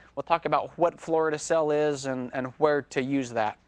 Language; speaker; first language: English; native; English